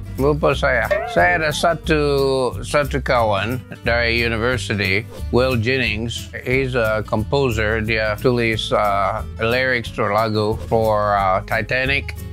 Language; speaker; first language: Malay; non-native, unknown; English